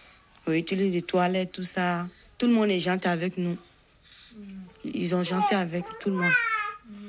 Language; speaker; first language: French; non-native, learner; Bambara